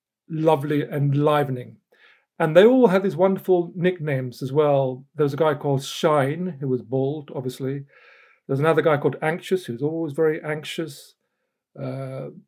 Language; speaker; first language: English; native; English